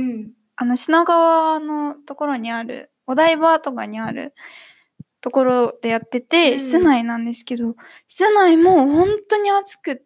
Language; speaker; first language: Japanese; native; Japanese